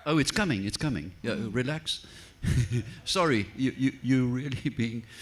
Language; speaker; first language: English; non-native, local second language; Afrikaans